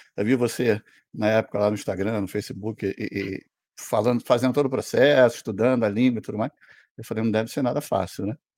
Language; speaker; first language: Portuguese; native; Portuguese